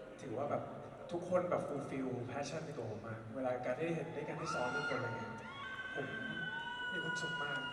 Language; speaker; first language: Thai; native; Thai